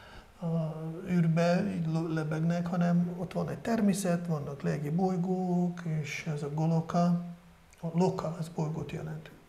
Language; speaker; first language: Hungarian; non-native, fluent; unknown